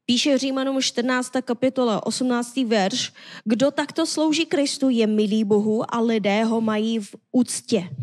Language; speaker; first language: Czech; non-native, learner; Korean